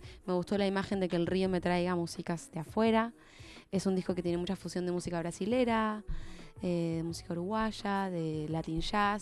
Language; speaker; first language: Spanish; native; Spanish